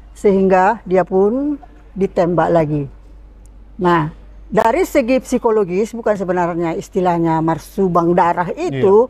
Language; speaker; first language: Indonesian; native; Indonesian